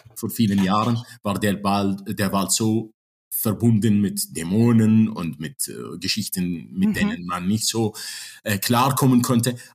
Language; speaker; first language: German; non-native, fluent; Arabic